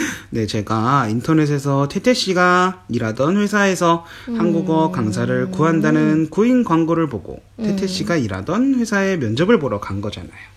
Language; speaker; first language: Korean; native; Korean